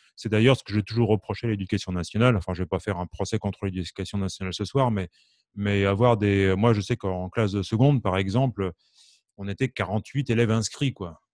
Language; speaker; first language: French; native; French